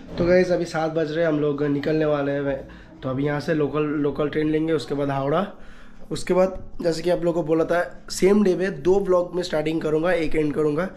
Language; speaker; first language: Hindi; non-native, local second language; Bangla